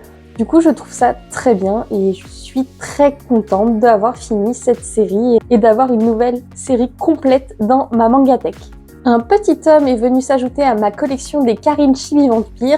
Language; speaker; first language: French; native; French